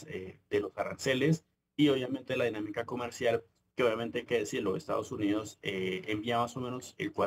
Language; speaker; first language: Spanish; native; Spanish